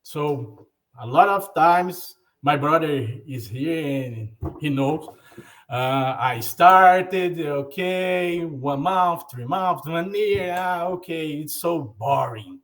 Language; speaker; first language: English; non-native, learner; Portuguese